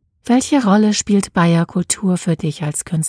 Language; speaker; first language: German; native; German